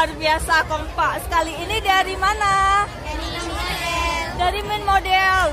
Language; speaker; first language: Indonesian; native; Indonesian